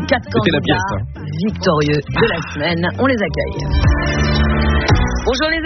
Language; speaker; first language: French; native; French